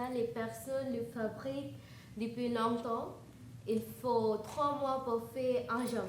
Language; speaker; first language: French; non-native, learner; Bangla